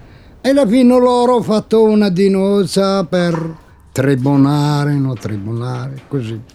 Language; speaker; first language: Italian; non-native, learner; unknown